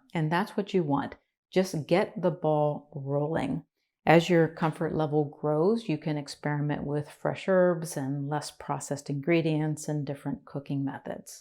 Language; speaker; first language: English; native; English